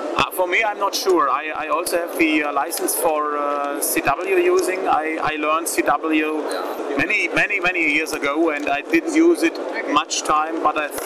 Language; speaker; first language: English; non-native, learner; German